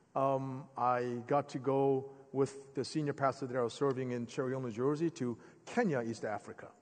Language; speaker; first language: English; native; English